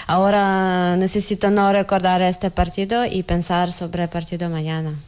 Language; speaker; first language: Spanish; non-native, learner; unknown